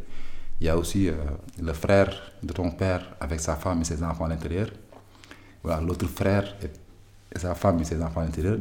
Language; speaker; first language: French; non-native, local second language; Wolof